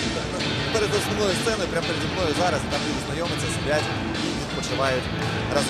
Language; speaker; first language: Ukrainian; native; Ukrainian